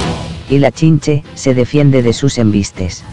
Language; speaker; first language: Spanish; native; Spanish